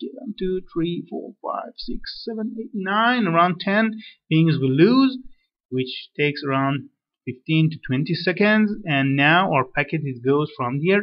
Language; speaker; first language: English; non-native, fluent; Persian